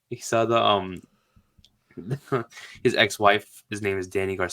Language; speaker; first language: English; native; English